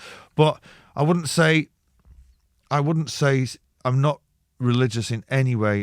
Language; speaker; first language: English; native; English